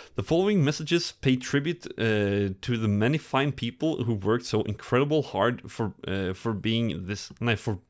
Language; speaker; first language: English; non-native, fluent; Norwegian